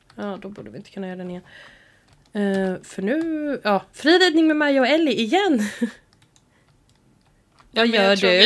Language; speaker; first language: Swedish; native; Swedish